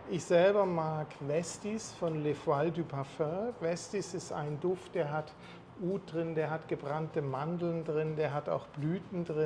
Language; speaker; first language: German; native; German